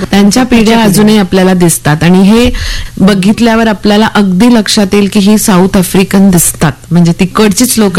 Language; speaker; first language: Marathi; native; Marathi